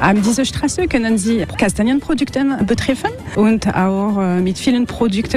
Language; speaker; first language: German; non-native, learner; French